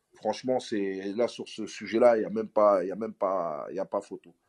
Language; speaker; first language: French; native; French